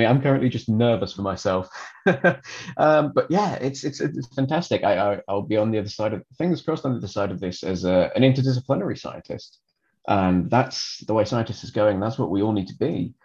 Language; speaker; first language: English; native; English